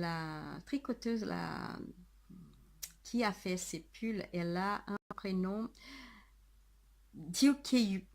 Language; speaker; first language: French; non-native, fluent; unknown